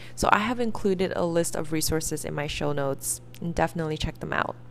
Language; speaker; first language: English; early bilingual, other home language; Chinese